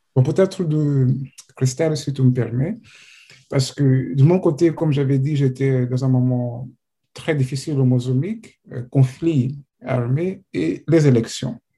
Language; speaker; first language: French; non-native, fluent; Portuguese